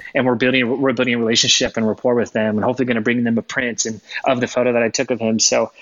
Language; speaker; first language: English; native; English